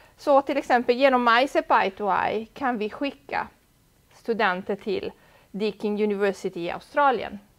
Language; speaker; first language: Swedish; non-native, fluent; Italian